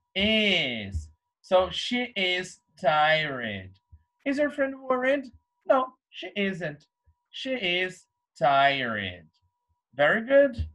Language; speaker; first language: English; non-native, fluent; Portuguese